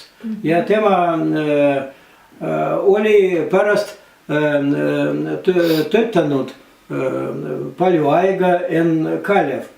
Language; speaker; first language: Estonian; non-native, learner; Russian